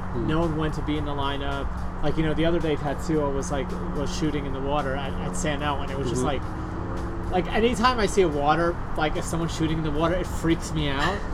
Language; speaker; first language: English; native; English